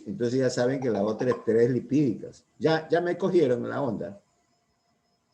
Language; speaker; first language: Spanish; native; Spanish